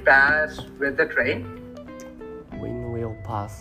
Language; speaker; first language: English; non-native, fluent; Japanese